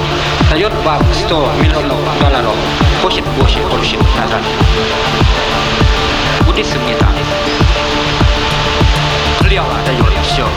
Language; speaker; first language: Russian; non-native, learner; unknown